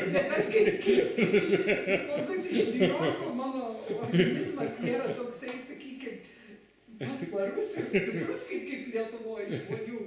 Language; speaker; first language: Lithuanian; early bilingual, heritage; Lithuanian